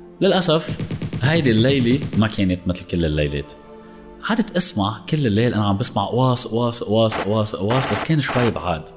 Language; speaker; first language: Arabic; native; Arabic